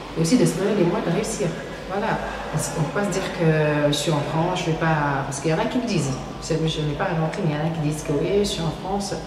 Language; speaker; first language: French; non-native, local second language; Wolof